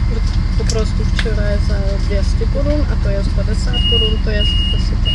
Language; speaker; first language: Polish; non-native, learner; Czech